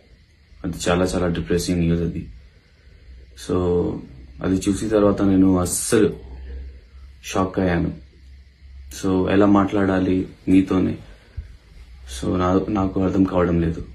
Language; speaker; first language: Telugu; non-native, learner; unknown